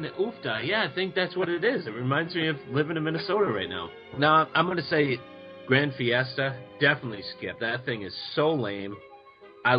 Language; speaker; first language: English; native; English